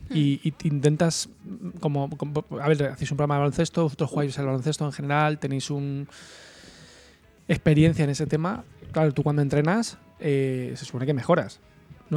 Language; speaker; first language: Spanish; native; Spanish